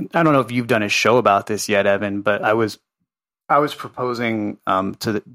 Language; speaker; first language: English; native; English